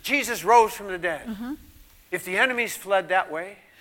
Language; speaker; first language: English; native; English